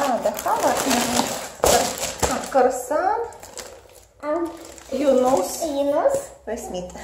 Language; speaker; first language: Turkish; non-native, learner; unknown